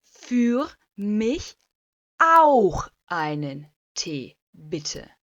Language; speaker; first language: German; non-native, fluent; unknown